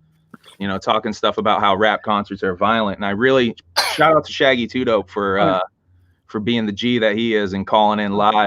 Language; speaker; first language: English; native; English